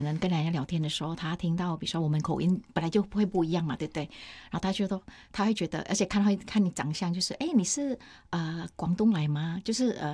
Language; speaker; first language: Chinese; non-native, fluent; Indonesian